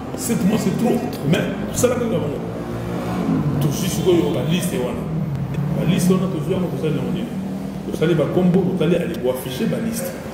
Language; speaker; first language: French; non-native, local second language; Lingala